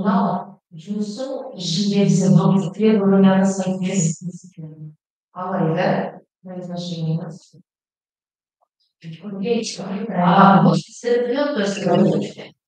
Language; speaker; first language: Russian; non-native, local second language; Kazakh